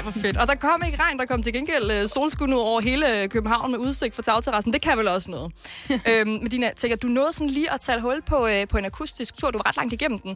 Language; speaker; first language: Danish; native; Danish